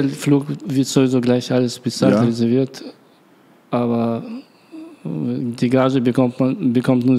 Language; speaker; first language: German; non-native, learner; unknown